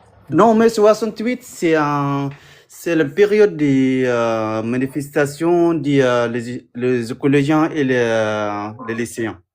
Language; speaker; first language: French; non-native, learner; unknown